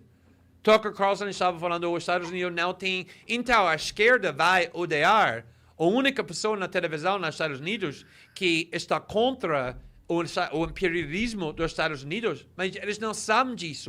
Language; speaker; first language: Portuguese; non-native, fluent; English